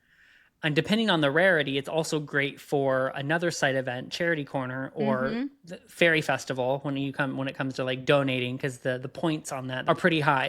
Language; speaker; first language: English; native; English